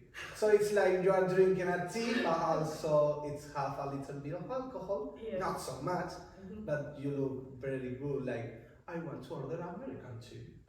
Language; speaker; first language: English; non-native, learner; Spanish